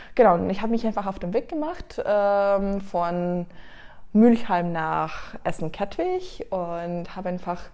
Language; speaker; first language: German; non-native, fluent; Russian